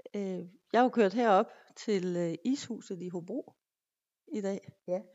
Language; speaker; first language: Danish; native; Danish